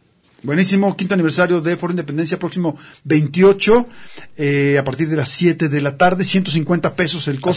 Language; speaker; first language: Spanish; native; Spanish